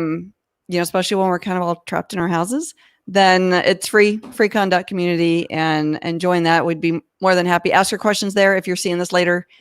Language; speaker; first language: English; native; English